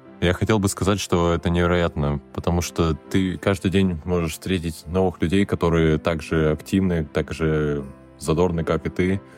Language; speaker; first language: Russian; native; Russian